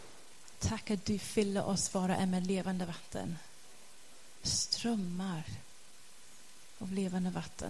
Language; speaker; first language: Swedish; non-native, fluent; English